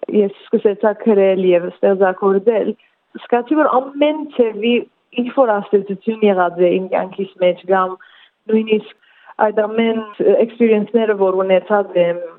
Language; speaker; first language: Armenian; early bilingual, heritage; Armenian